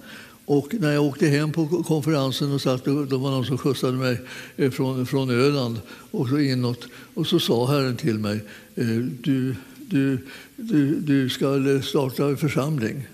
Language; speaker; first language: Swedish; native; Swedish